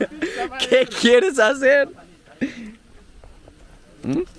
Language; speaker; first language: Spanish; non-native, learner; German